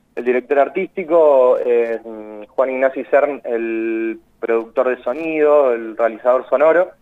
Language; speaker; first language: Spanish; native; Spanish